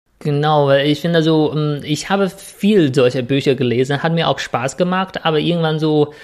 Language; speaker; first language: German; non-native, fluent; Chinese